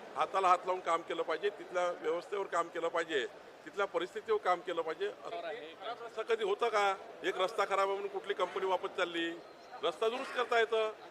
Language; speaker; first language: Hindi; non-native, local second language; Marathi